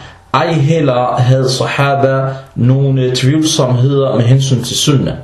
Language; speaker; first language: Danish; non-native, fluent; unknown